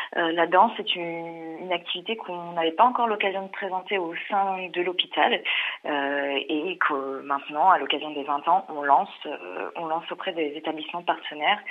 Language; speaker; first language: French; native; French